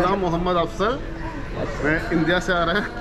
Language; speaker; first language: Hindi; non-native, local second language; Malayalam